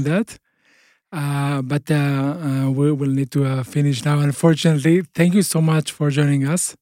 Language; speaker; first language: English; non-native, fluent; Hebrew